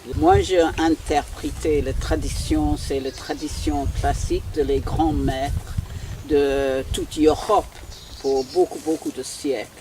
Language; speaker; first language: French; non-native, fluent; English